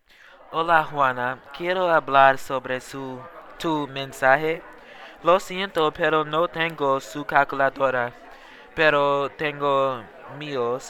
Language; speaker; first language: Spanish; non-native, learner; English